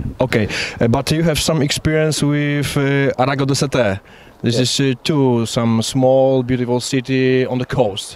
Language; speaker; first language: English; non-native, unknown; Polish